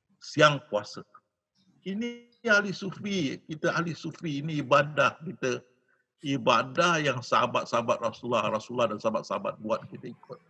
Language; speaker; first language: Malay; native; Malay